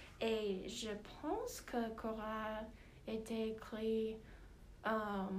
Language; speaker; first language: French; non-native, learner; English